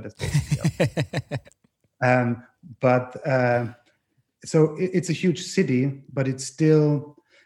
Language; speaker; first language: English; non-native, fluent; German